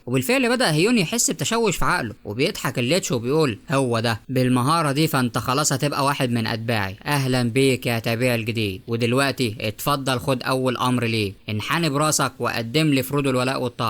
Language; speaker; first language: Arabic; native; Arabic